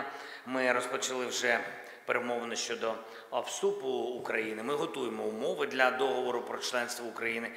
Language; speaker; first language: Ukrainian; non-native, local second language; Russian